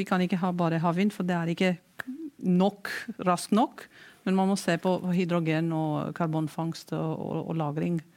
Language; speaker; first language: Norwegian; non-native, fluent; Romanian